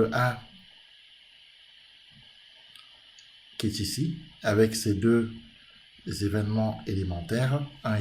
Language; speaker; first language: French; native; French